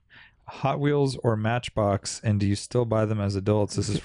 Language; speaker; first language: English; native; English